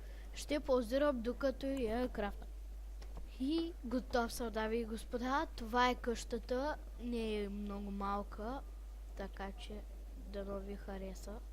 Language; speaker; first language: Bulgarian; native; Bulgarian